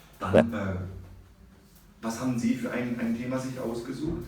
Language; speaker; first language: German; native; German